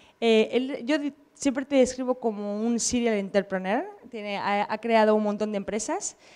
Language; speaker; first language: Spanish; native; Spanish